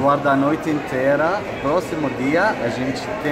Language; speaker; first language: Portuguese; non-native, fluent; Arabic